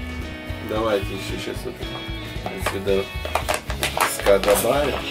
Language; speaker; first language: Russian; native; Russian